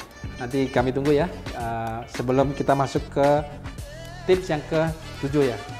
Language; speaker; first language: Indonesian; native; Indonesian